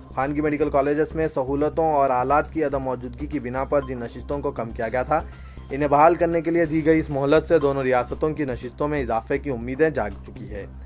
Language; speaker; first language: Urdu; native; Urdu